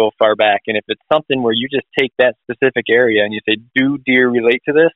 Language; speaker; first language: English; native; English